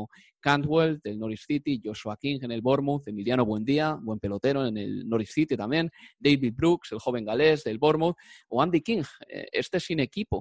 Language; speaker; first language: Spanish; native; Spanish